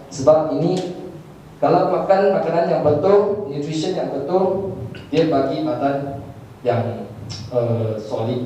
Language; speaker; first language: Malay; non-native, local second language; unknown